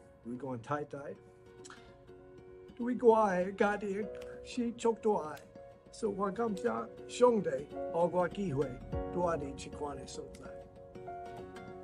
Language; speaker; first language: English; native; English